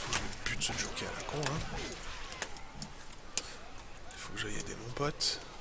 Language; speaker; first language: French; native; French